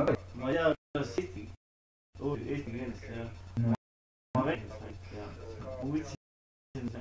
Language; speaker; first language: Estonian; non-native, learner; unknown